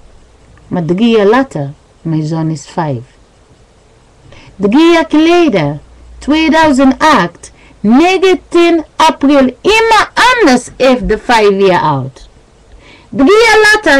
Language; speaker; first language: Dutch; non-native, learner; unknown